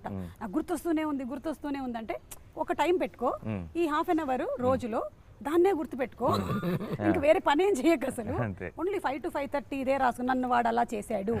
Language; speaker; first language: Telugu; native; Telugu